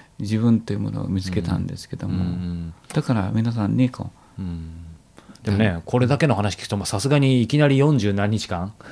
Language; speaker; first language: Japanese; native; Japanese